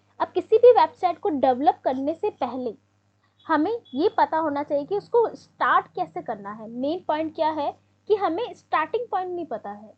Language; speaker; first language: Hindi; native; Hindi